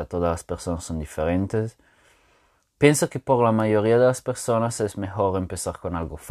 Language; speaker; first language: Spanish; non-native, fluent; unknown